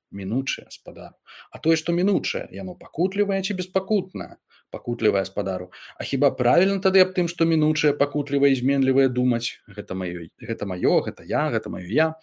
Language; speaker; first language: Belarusian; non-native, local second language; Russian